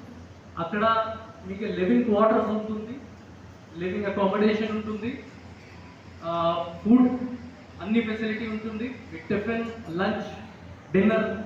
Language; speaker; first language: Telugu; non-native, fluent; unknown